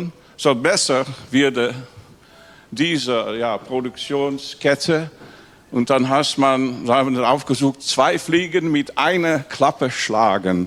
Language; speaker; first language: German; non-native, learner; Dutch